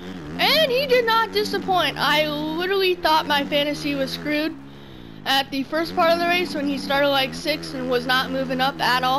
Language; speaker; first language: English; native; English